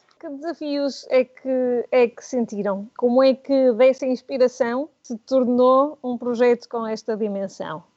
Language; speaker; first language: Portuguese; native; Portuguese